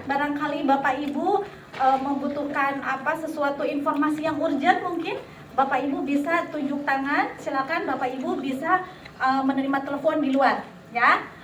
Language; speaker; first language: Indonesian; native; Indonesian